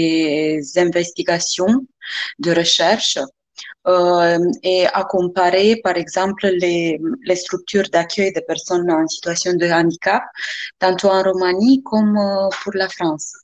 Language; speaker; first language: French; non-native, fluent; Romanian